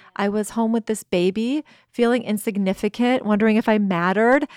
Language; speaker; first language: English; native; English